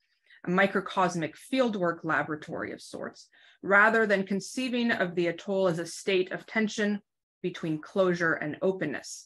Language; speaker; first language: English; native; English